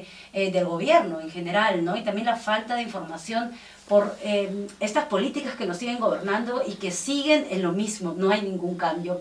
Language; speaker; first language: Spanish; native; Spanish